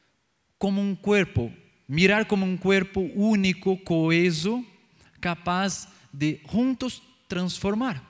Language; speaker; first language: Spanish; non-native, learner; Portuguese